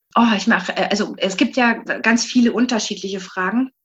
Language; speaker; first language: German; native; German